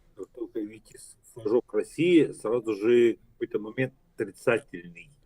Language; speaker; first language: Russian; native; Russian